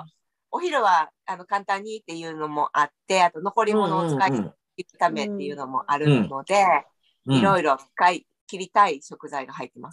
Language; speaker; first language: Japanese; native; Japanese